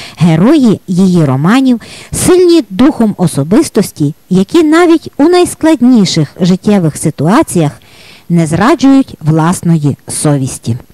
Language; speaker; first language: Ukrainian; native; Ukrainian